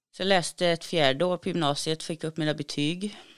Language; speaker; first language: Swedish; native; Swedish